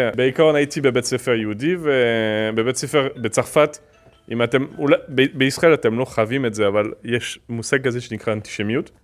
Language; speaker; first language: Hebrew; non-native, fluent; French